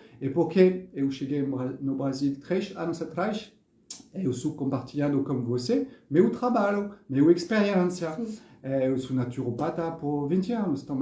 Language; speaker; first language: Portuguese; non-native, fluent; French